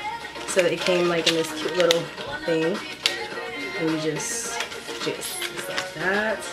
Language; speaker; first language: English; native; English